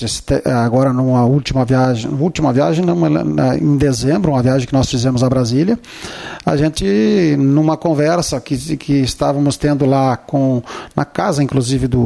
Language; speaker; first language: Portuguese; native; Portuguese